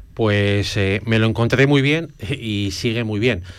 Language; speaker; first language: Spanish; native; Spanish